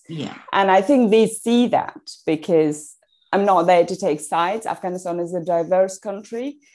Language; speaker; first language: English; non-native, fluent; Persian